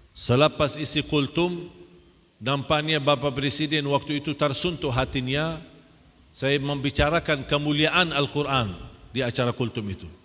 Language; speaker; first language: Indonesian; non-native, fluent; Arabic